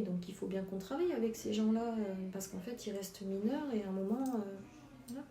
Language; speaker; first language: French; native; French